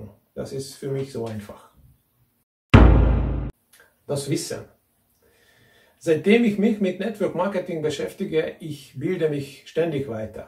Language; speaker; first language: German; non-native, fluent; Hungarian